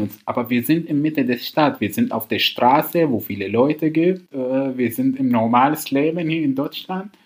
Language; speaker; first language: German; non-native, learner; Arabic